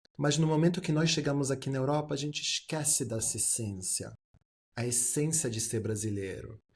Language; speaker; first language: Portuguese; early bilingual, heritage; Portuguese